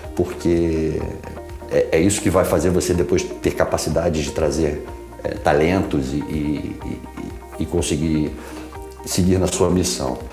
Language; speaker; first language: Portuguese; native; Portuguese